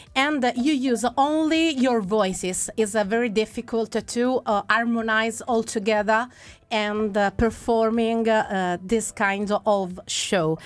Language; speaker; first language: English; non-native, learner; Italian